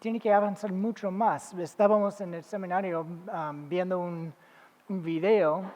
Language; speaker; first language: Spanish; non-native, fluent; English